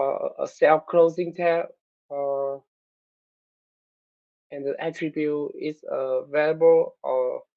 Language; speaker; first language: English; non-native, learner; Vietnamese